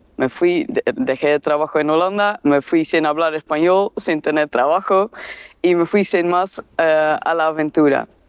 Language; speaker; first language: Spanish; non-native, fluent; Dutch